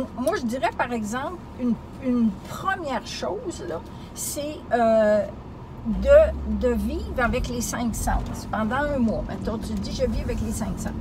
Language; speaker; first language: French; native; French